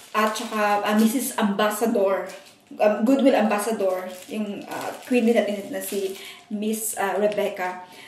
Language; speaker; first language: Filipino; non-native, local second language; Cebuano